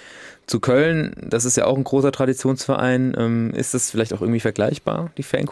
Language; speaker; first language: German; native; German